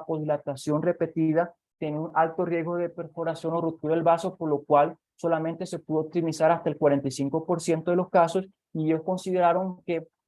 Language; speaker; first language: Spanish; native; Spanish